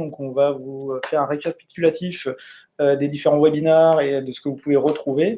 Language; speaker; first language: French; native; French